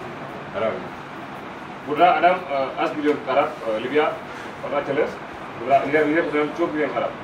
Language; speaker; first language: Turkish; non-native, learner; French